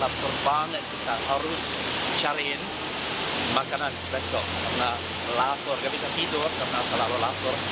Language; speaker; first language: Indonesian; non-native, learner; English